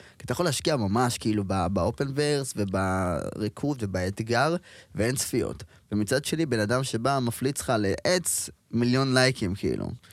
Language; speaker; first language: Hebrew; native; Hebrew